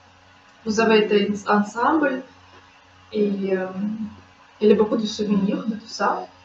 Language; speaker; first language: French; non-native, fluent; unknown